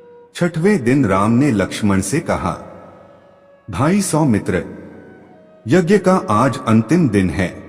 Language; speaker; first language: Hindi; native; Hindi